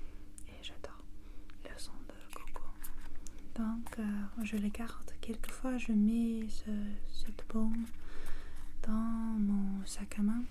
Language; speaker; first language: French; non-native, learner; English